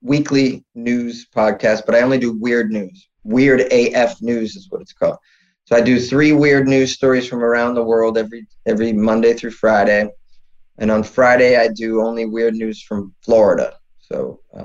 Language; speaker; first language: English; native; English